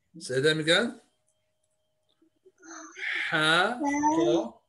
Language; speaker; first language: English; non-native, fluent; Arabic